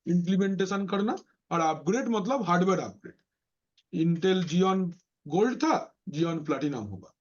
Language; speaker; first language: Hindi; non-native, local second language; Bangla